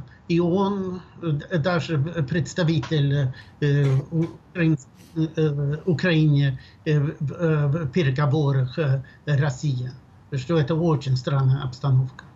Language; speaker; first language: Russian; non-native, fluent; Swedish